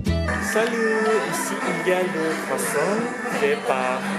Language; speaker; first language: French; non-native, learner; Indonesian